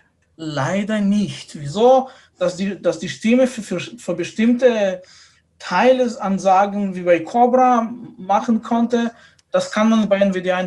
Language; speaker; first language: German; non-native, fluent; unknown